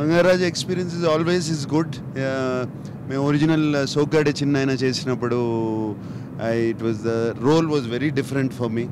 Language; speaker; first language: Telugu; native; Telugu